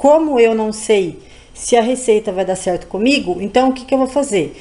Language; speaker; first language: Portuguese; native; Portuguese